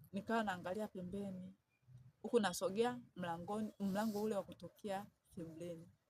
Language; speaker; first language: Swahili; native; Swahili